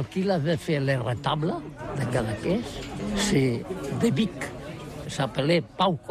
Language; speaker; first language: French; non-native, learner; Catalan